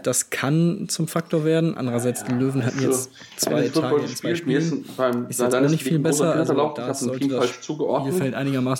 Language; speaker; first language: German; native; German